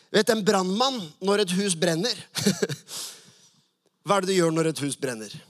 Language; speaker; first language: Norwegian; native; Norwegian